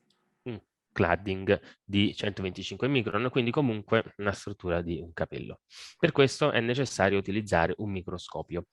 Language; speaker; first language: Italian; native; Italian